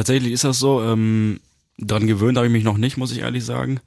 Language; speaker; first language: German; early bilingual, other home language; Turkish